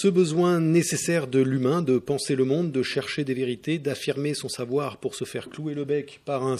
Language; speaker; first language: French; native; French